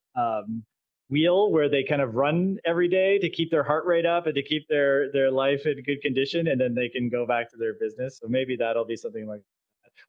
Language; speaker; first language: English; native; English